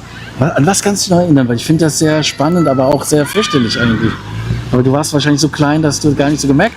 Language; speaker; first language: German; native; German